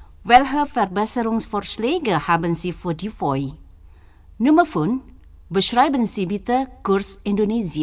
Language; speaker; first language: German; non-native, fluent; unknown